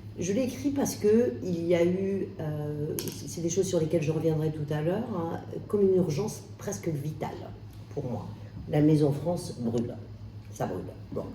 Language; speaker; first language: French; non-native, local second language; Arabic